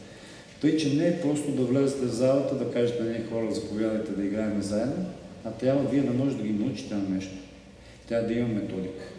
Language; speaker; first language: Bulgarian; native; Bulgarian